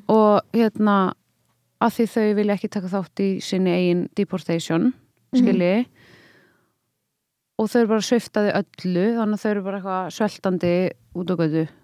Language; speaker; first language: Icelandic; early bilingual, other home language; French